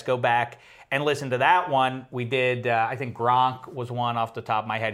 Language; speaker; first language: English; native; English